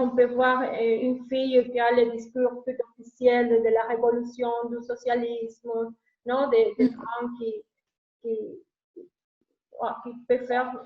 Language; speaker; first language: French; non-native, learner; Spanish